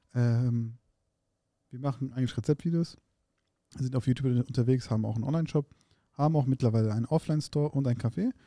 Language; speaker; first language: German; early bilingual, other home language; Arabic